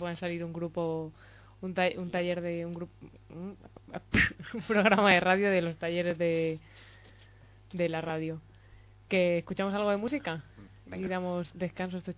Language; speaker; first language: Spanish; native; Spanish